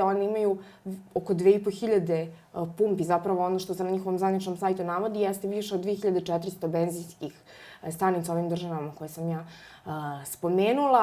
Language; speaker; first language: Serbian; native; Serbian